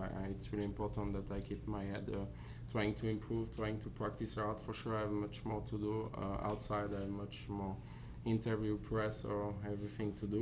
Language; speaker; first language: English; non-native, fluent; French